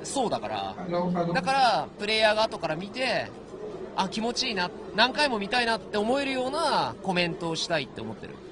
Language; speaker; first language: Japanese; native; Japanese